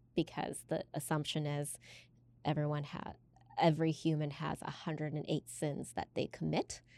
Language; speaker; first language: English; native; English